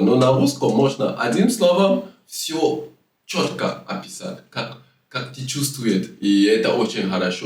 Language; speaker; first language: Russian; non-native, learner; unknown